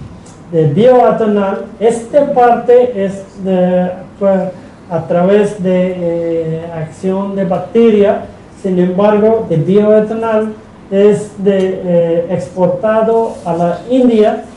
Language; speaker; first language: Spanish; non-native, fluent; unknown